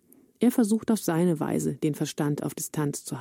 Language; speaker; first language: German; native; German